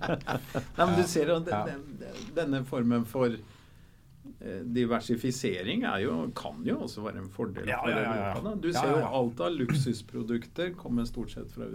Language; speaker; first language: Norwegian; native; Norwegian